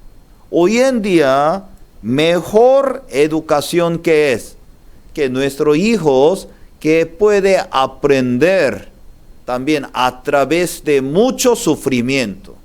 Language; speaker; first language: Spanish; non-native, learner; Korean